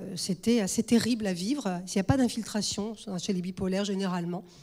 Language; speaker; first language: French; native; French